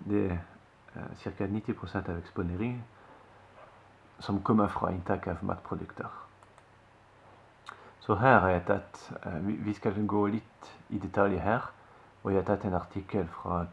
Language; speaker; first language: Norwegian; non-native, fluent; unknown